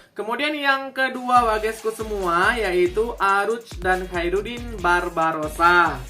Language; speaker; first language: Indonesian; non-native, local second language; Achinese